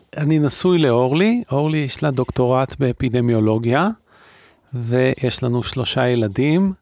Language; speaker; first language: Hebrew; native; Hebrew